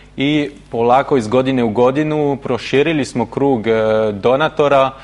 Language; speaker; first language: Serbian; non-native, fluent; French